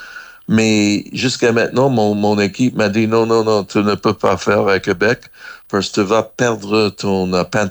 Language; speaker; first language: French; non-native, learner; English